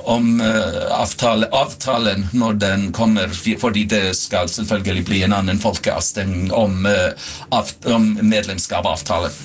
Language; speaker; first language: Swedish; non-native, fluent; Icelandic